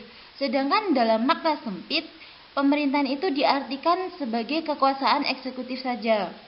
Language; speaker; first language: Indonesian; native; Indonesian